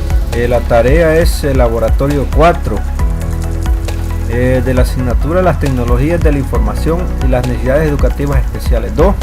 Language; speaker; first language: Spanish; native; Spanish